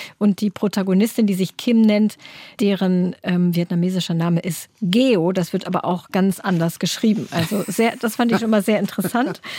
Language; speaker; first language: German; native; German